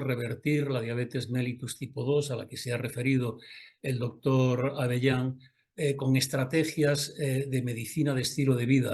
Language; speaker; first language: Spanish; native; Spanish